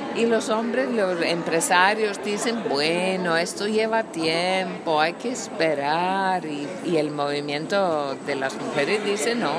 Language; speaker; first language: Spanish; non-native, fluent; Icelandic